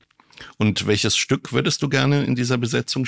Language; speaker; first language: German; native; German